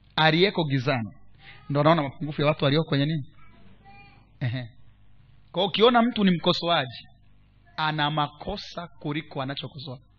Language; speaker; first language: Swahili; non-native, local second language; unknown